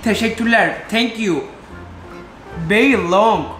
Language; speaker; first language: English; non-native, learner; Turkish